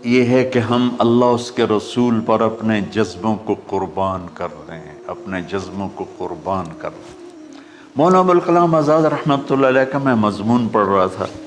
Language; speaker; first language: Urdu; non-native, local second language; Punjabi